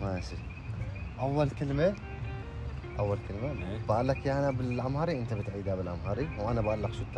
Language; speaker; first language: Arabic; non-native, fluent; Amharic